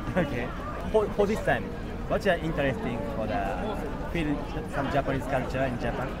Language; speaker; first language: English; non-native, learner; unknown